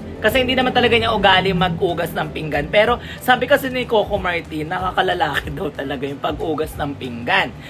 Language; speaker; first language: Filipino; native; Filipino